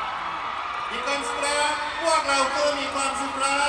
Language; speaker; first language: Thai; non-native, learner; Korean